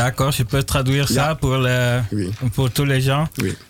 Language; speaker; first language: French; non-native, learner; Dutch